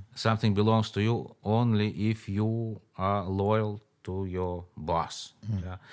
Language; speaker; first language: English; non-native, fluent; Russian